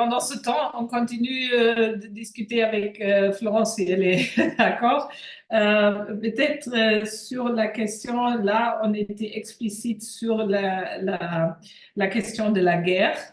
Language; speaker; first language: French; non-native, fluent; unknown